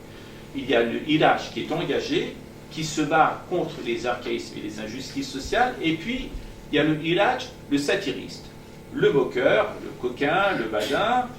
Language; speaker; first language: French; non-native, fluent; Persian